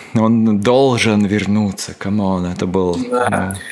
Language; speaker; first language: Russian; non-native, local second language; Latvian